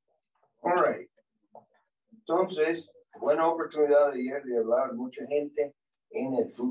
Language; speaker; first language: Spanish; non-native, learner; English